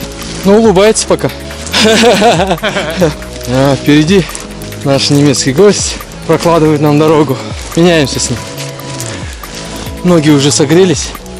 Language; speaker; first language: Russian; native; Russian